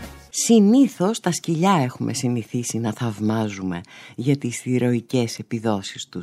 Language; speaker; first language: Greek; native; Greek